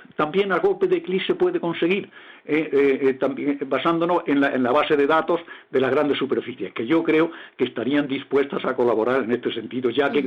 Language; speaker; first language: Spanish; native; Spanish